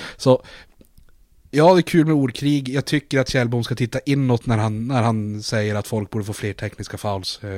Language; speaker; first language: Swedish; native; Swedish